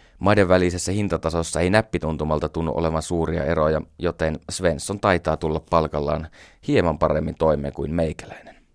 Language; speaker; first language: Finnish; native; Finnish